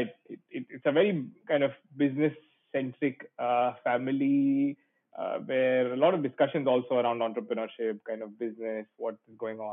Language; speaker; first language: English; non-native, local second language; Gujarati